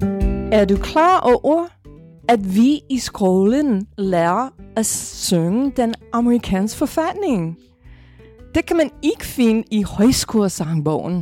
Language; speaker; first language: Danish; non-native, fluent; English